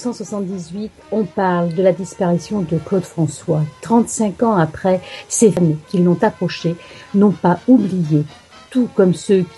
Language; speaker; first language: French; native; French